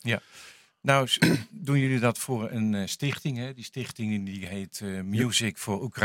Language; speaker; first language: Dutch; native; Dutch